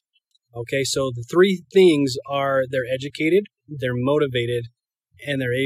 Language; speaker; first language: English; native; English